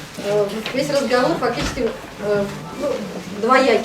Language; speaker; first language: Russian; native; Russian